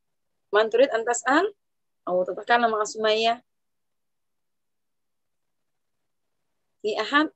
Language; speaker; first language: Arabic; non-native, fluent; Indonesian